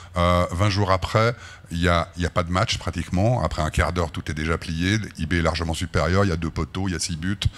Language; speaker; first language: French; native; French